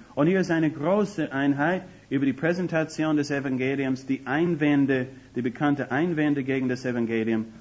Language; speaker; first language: German; non-native, fluent; English